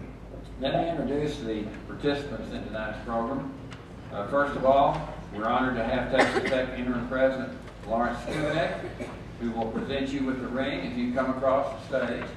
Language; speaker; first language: English; native; English